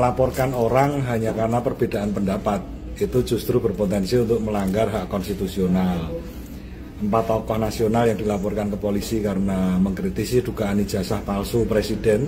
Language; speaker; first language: Indonesian; native; Indonesian